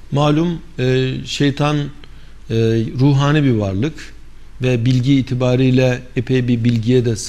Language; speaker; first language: Turkish; native; Turkish